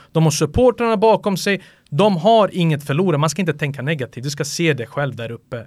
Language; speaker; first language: Swedish; early bilingual, other home language; Serbian